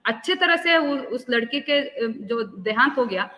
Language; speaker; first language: Hindi; non-native, local second language; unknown